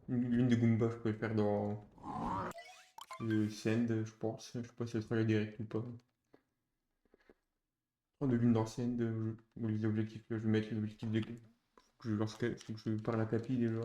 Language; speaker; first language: French; native; French